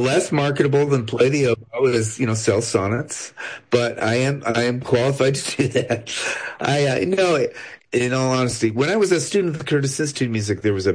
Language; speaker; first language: English; native; English